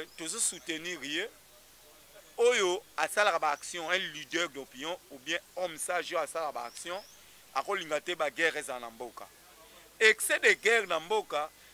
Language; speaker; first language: Lingala; non-native, local second language; Kongo